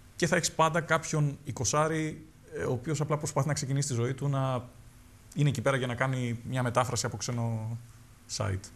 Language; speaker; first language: Greek; native; Greek